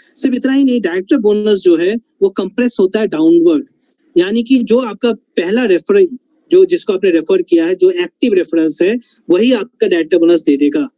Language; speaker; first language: Hindi; non-native, local second language; Bangla